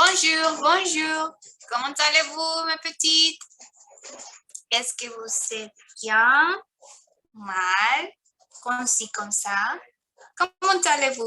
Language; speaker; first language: French; non-native, learner; Spanish